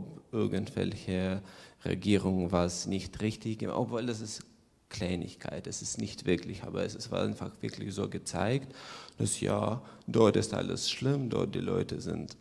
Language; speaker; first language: German; non-native, fluent; Russian